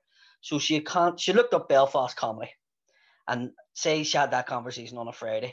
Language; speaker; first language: English; native; English